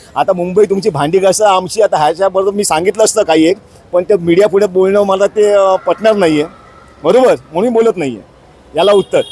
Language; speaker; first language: Marathi; native; Marathi